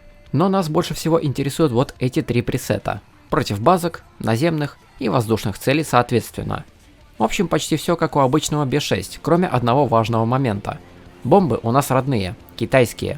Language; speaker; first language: Russian; native; Russian